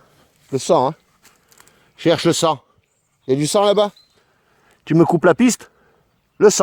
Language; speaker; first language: French; native; French